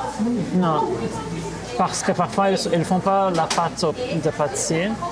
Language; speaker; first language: French; early bilingual, heritage; Portuguese